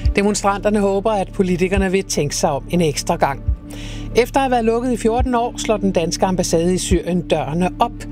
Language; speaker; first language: Danish; native; Danish